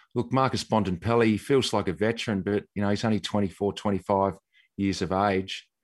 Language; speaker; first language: English; native; English